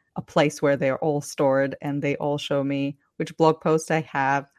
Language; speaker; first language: English; non-native, fluent; Ukrainian